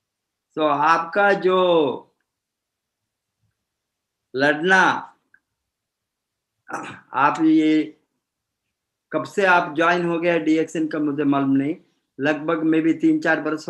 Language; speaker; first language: Hindi; non-native, fluent; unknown